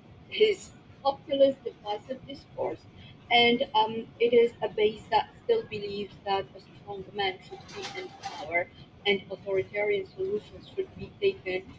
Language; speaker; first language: English; non-native, local second language; Arabic